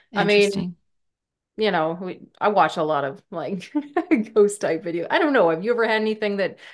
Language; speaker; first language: English; native; English